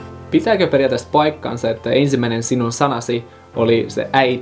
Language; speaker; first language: Finnish; non-native, fluent; Russian